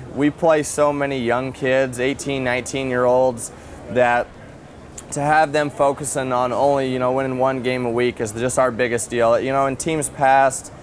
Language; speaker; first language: English; native; English